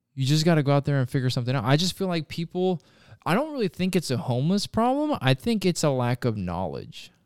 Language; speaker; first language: English; native; English